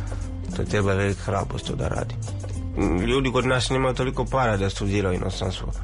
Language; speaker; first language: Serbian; non-native, learner; Swahili